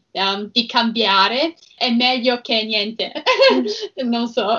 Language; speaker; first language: Italian; non-native, learner; English